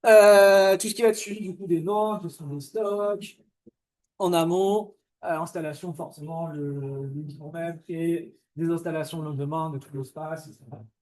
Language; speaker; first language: French; native; French